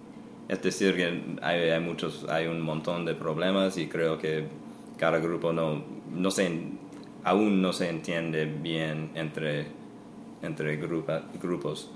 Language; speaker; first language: Spanish; non-native, fluent; English